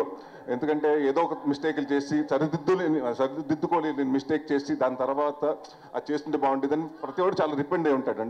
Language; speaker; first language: Telugu; native; Telugu